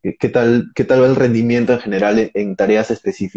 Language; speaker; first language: Spanish; native; Spanish